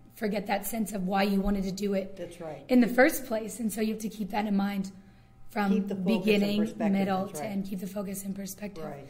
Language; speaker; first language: English; native; English